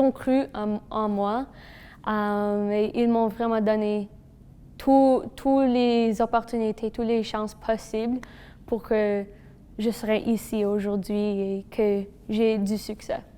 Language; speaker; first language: French; non-native, local second language; English